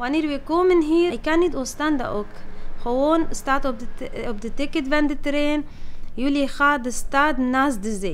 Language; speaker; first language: Dutch; non-native, learner; Kurdish